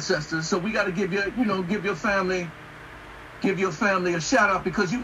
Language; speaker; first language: English; native; English